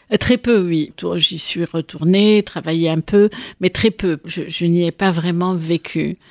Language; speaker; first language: French; non-native, local second language; Arabic